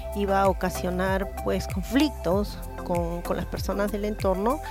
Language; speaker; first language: Spanish; native; Spanish